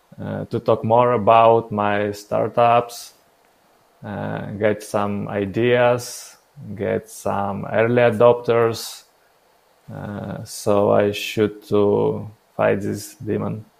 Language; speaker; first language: English; non-native, learner; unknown